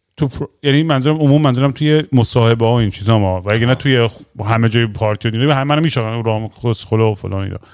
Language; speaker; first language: Persian; native; Persian